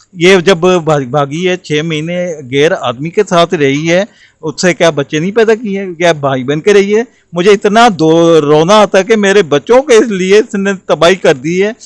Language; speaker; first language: Urdu; non-native, local second language; Punjabi